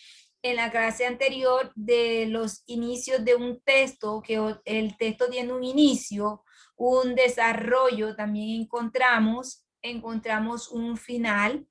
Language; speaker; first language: Spanish; native; Spanish